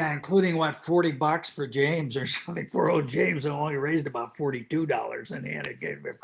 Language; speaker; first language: English; native; English